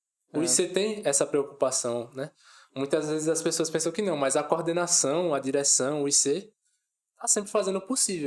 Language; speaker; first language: Portuguese; native; Portuguese